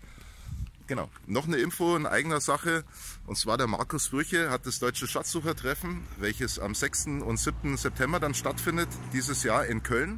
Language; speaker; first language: German; native; German